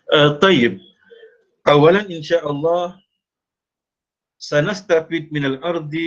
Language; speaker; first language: Arabic; non-native, fluent; Malay